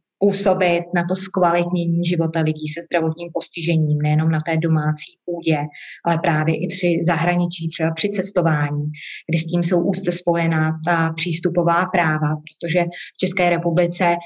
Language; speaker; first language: Czech; native; Czech